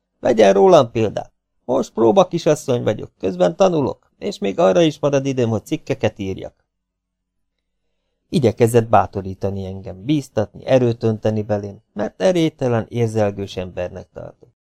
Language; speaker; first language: Hungarian; native; Hungarian